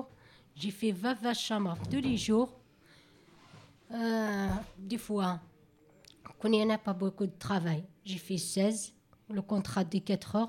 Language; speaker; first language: French; non-native, learner; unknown